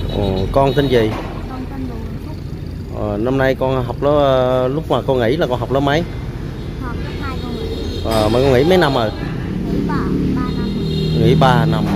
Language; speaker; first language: Vietnamese; native; Vietnamese